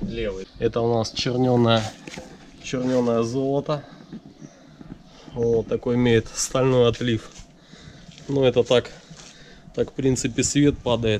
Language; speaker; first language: Russian; native; Russian